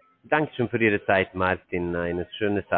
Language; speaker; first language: German; non-native, learner; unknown